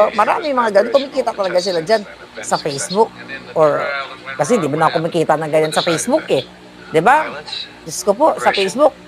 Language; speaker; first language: Filipino; non-native, local second language; Cebuano